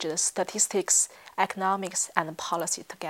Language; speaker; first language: English; non-native, fluent; Chinese